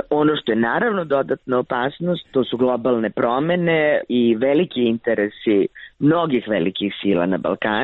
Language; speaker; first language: Croatian; native; Croatian